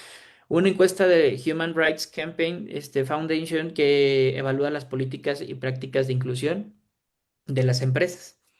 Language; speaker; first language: Spanish; native; Spanish